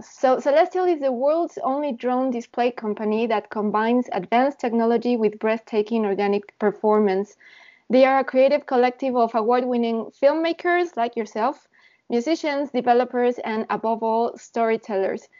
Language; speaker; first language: English; non-native, fluent; Spanish